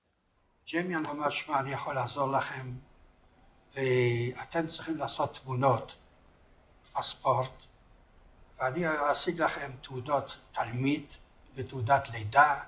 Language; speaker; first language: Hebrew; non-native, fluent; Yiddish